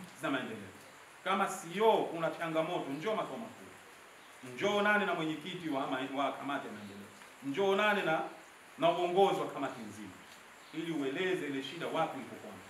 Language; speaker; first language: Swahili; native; Swahili